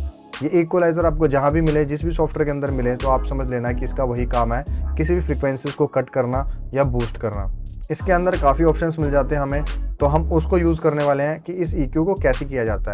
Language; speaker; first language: Hindi; native; Hindi